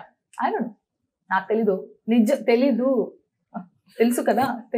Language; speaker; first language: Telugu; non-native, learner; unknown